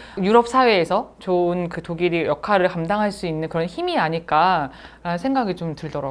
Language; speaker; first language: Korean; native; Korean